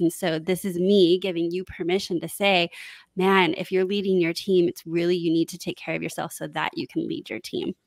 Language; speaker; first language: English; native; English